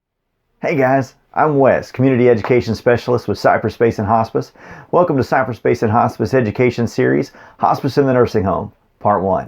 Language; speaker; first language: English; native; English